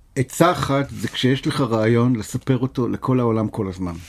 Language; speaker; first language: Hebrew; native; Hebrew